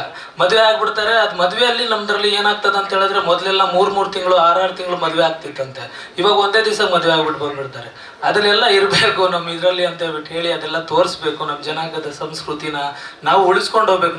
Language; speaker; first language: Kannada; non-native, local second language; Lambadi